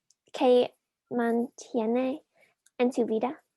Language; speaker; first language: Spanish; non-native, learner; English